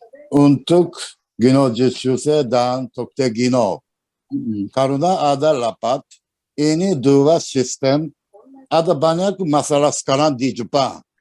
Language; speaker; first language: Indonesian; non-native, learner; Japanese